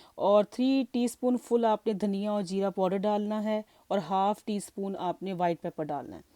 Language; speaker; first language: Urdu; native; Urdu